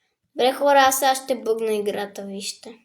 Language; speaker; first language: Bulgarian; native; Bulgarian